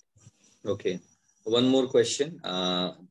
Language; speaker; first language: English; non-native, local second language; Hindi